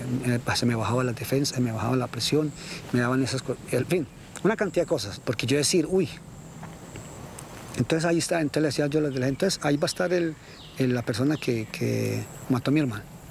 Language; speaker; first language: Spanish; native; Spanish